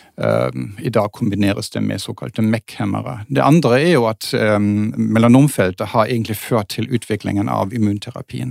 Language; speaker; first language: Norwegian; non-native, fluent; German